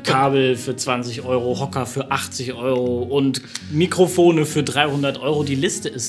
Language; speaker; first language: German; native; German